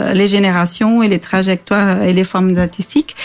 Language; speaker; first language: French; non-native, fluent; Portuguese